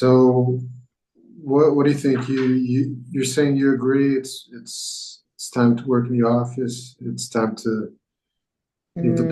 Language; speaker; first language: English; non-native, fluent; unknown